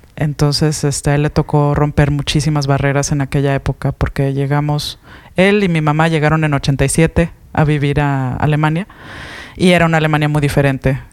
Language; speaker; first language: Spanish; early bilingual, heritage; Spanish